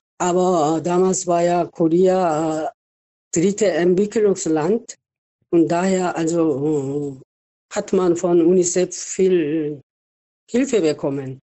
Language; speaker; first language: German; non-native, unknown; Korean